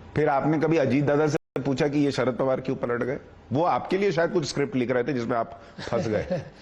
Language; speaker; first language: Hindi; native; Hindi